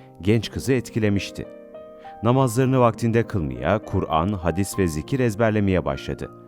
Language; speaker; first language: Turkish; native; Turkish